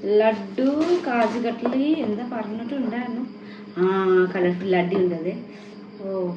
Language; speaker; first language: Malayalam; non-native, learner; Nepali